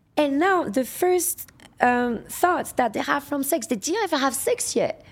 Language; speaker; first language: English; non-native, fluent; French